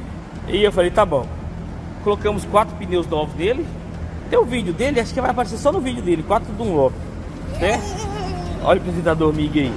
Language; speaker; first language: Portuguese; native; Portuguese